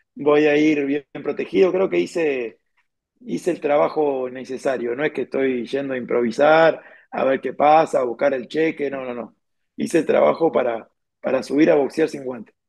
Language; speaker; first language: Spanish; native; Spanish